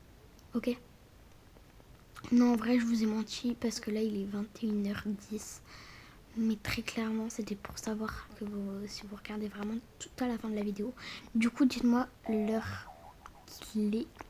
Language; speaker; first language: French; native; French